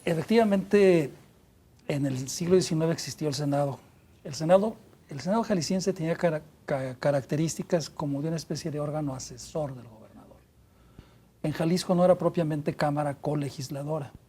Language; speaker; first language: Spanish; native; Spanish